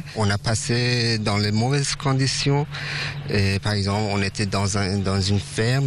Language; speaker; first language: French; non-native, fluent; Persian